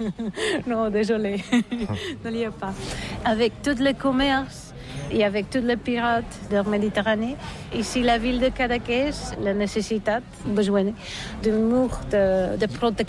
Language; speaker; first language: French; non-native, learner; Catalan